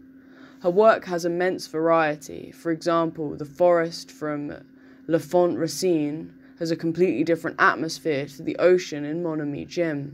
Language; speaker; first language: English; native; English